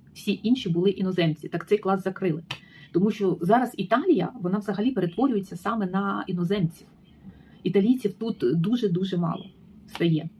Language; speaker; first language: Ukrainian; native; Ukrainian